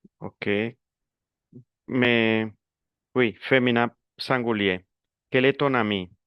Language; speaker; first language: French; non-native, fluent; Spanish